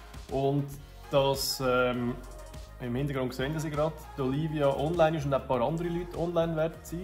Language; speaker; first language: German; native; German